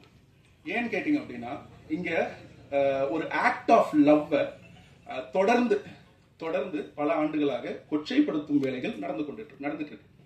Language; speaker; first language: Tamil; native; Tamil